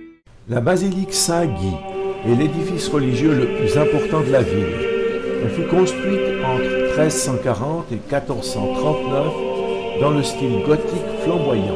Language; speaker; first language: French; native; French